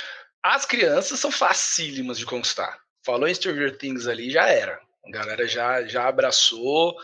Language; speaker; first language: Portuguese; native; Portuguese